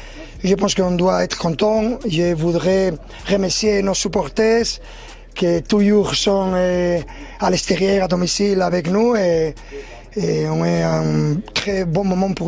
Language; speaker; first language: French; non-native, learner; Spanish